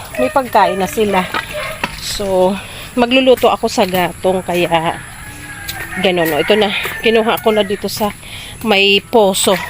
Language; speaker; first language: Filipino; non-native, local second language; Bikol